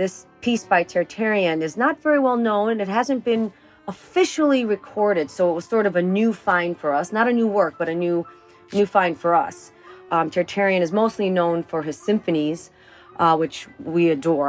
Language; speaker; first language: English; native; English